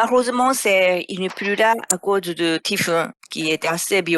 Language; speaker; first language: French; non-native, fluent; Japanese